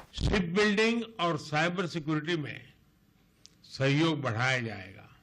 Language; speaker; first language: Hindi; non-native, local second language; Gujarati